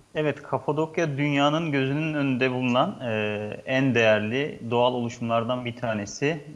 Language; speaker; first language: Turkish; native; Turkish